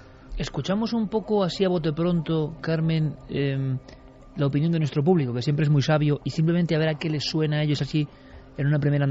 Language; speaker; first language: Spanish; native; Spanish